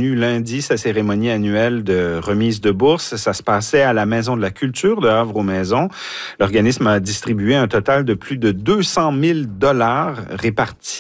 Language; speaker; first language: French; native; French